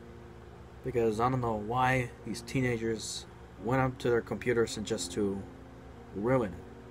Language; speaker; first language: English; native; English